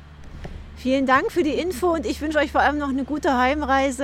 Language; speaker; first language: German; native; German